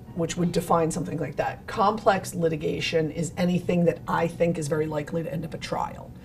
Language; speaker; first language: English; native; English